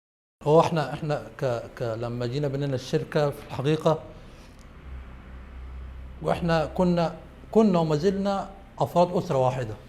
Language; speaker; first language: Arabic; native; Arabic